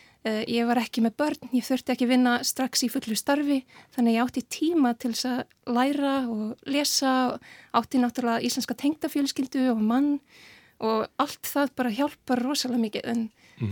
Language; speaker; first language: Icelandic; non-native, fluent; Serbian